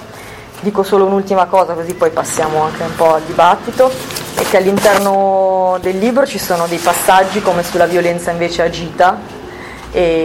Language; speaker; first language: Italian; native; Italian